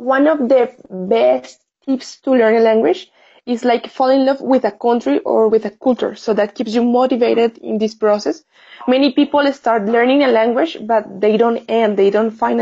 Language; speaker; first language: English; non-native, learner; Spanish